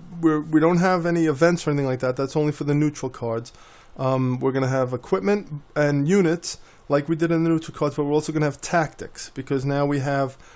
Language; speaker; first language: English; native; English